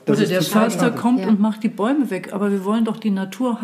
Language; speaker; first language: German; native; German